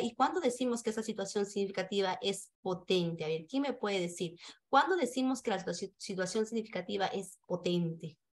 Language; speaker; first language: Spanish; native; Spanish